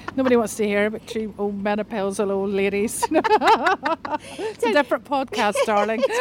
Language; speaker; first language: English; native; English